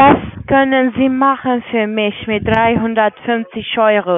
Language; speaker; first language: German; non-native, learner; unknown